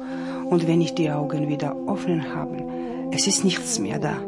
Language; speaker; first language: German; non-native, learner; Georgian